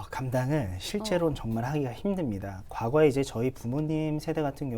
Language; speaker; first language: Korean; native; Korean